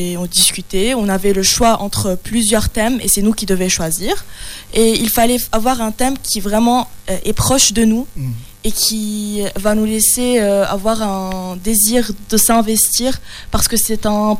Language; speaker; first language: French; non-native, local second language; Arabic